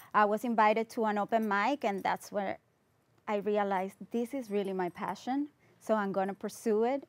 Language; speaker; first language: English; non-native, fluent; Spanish